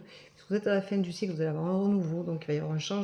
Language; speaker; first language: French; native; French